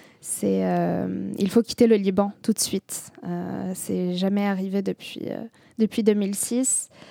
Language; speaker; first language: French; non-native, local second language; Arabic